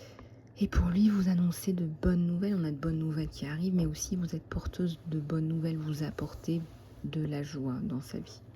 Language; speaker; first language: French; native; French